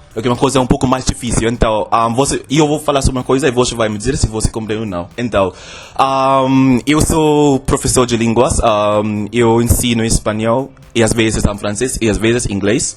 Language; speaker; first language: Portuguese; non-native, learner; English